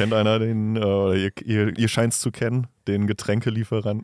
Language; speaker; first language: German; native; German